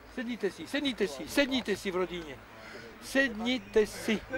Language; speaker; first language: Czech; non-native, fluent; French